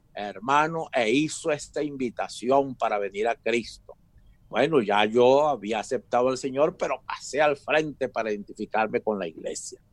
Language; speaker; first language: Spanish; native; Spanish